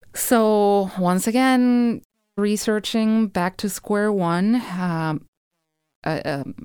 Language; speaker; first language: English; non-native, fluent; Spanish